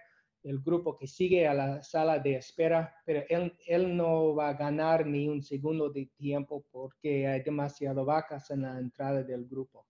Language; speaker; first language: Spanish; non-native, learner; English